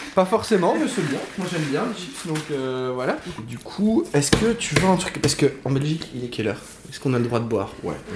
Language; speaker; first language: French; native; French